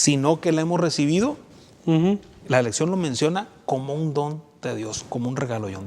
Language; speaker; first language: Spanish; native; Spanish